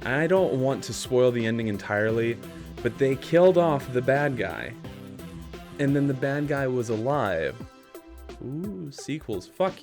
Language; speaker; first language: English; native; English